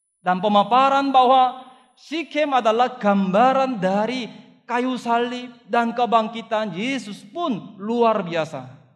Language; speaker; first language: Indonesian; non-native, fluent; Korean